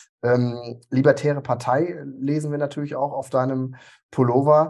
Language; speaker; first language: German; native; German